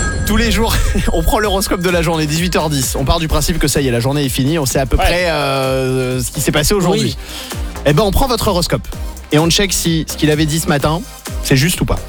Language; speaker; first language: French; native; French